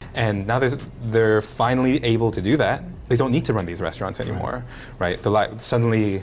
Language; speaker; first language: English; non-native, local second language; Cantonese